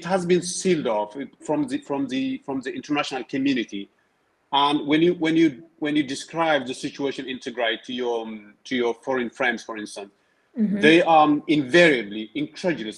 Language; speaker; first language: English; non-native, fluent; Tigrinya